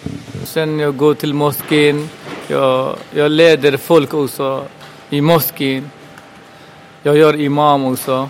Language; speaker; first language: Swedish; non-native, local second language; Burmese